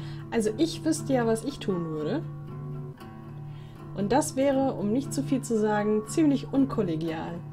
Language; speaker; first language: German; native; German